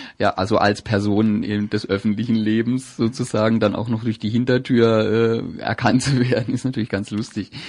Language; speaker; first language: German; native; German